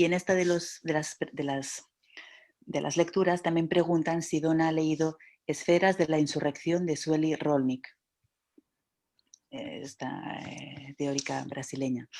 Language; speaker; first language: Spanish; native; Spanish